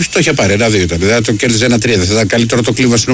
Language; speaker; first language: Greek; native; Greek